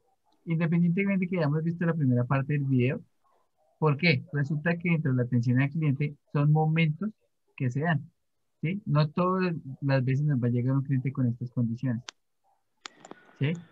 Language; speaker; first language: Spanish; native; Spanish